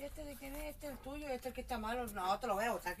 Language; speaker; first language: Spanish; native; Spanish